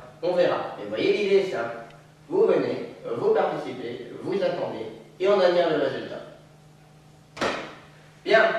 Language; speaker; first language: French; native; French